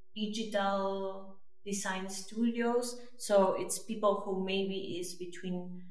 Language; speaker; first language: English; non-native, fluent; French